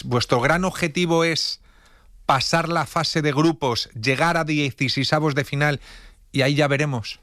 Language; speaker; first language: Spanish; native; Spanish